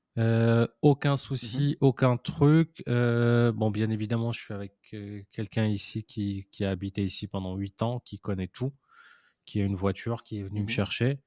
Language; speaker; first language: French; non-native, local second language; Arabic